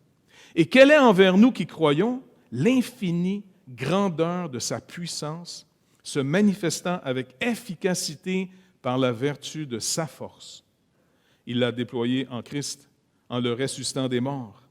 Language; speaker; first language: French; native; French